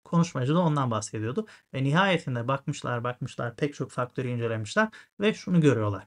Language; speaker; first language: Turkish; native; Turkish